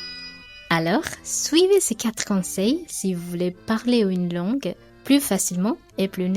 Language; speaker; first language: French; non-native, fluent; Sinhala